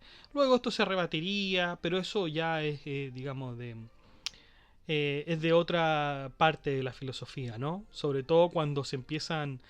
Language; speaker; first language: Spanish; native; Spanish